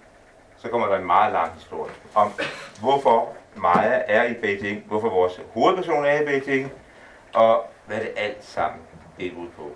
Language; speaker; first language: Danish; native; Danish